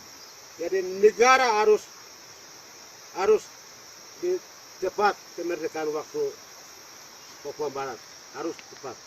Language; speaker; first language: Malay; non-native, local second language; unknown